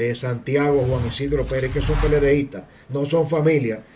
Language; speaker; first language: Spanish; native; Spanish